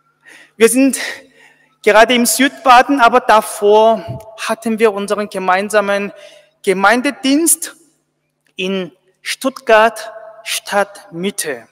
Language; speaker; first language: German; non-native, fluent; Korean